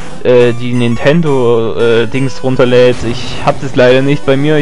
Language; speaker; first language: German; native; German